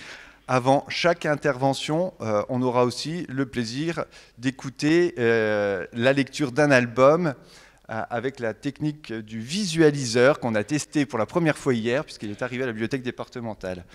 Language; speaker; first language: French; native; French